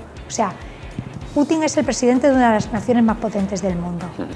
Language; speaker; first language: Spanish; native; Spanish